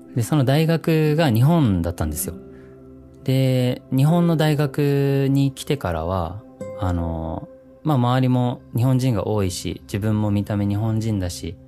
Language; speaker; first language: Japanese; early bilingual, heritage; Japanese